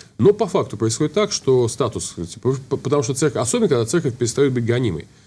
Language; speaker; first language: Russian; native; Russian